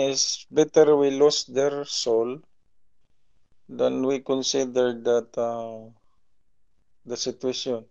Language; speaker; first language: English; non-native, local second language; Filipino